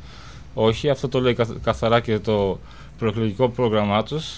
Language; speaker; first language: Greek; non-native, fluent; Albanian